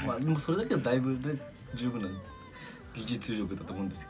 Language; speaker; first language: Japanese; native; Japanese